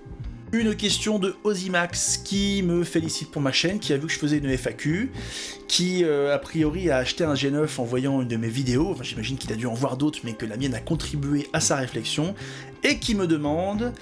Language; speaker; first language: French; native; French